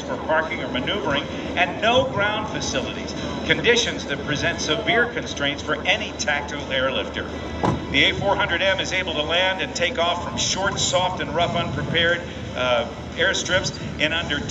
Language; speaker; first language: English; native; English